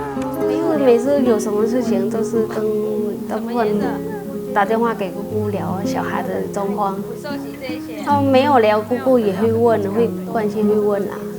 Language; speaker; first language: Chinese; non-native, fluent; Vietnamese